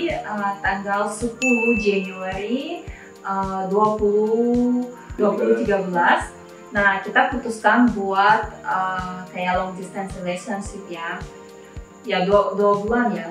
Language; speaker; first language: Indonesian; non-native, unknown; Russian